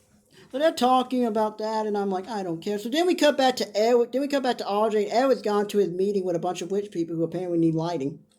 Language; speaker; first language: English; native; English